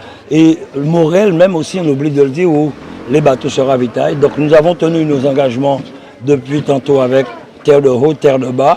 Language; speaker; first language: French; native; French